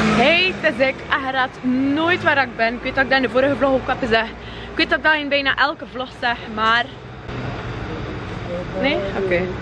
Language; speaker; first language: Dutch; native; Dutch